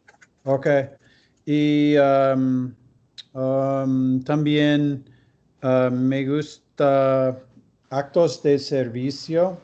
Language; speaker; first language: Spanish; non-native, learner; English